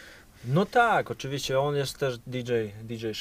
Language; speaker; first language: Polish; non-native, fluent; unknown